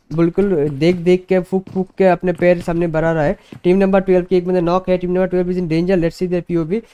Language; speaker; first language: Hindi; non-native, local second language; Bangla